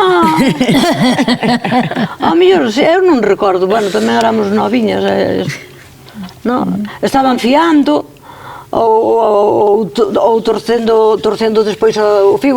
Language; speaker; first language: Galician; native; Galician